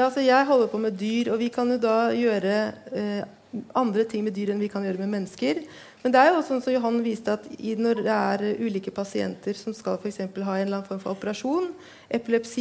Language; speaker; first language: Norwegian; native; Norwegian